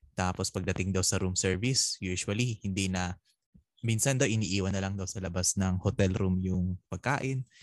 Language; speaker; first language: Filipino; non-native, local second language; Bikol